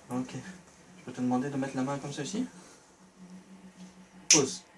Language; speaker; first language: French; native; French